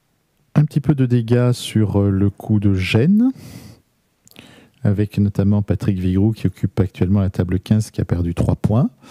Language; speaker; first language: French; native; French